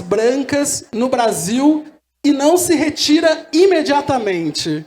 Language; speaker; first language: Portuguese; native; Portuguese